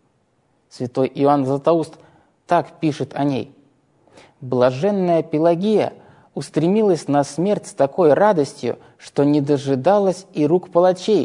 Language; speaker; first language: Russian; native; Russian